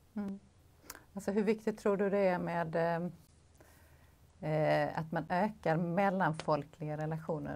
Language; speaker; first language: Swedish; native; Swedish